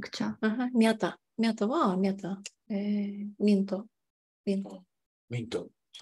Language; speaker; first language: Japanese; non-native, fluent; Tatar